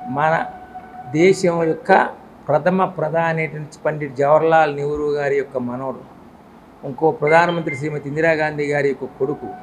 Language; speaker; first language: Telugu; native; Telugu